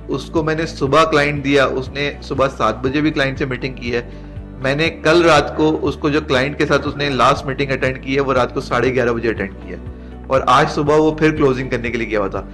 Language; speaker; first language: Urdu; native; Urdu